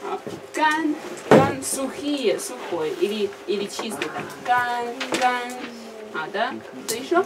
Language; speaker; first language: Russian; non-native, learner; Chinese